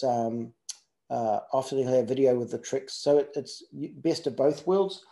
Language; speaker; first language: English; native; English